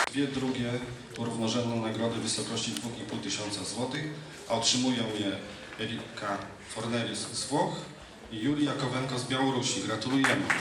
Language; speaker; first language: Polish; native; Polish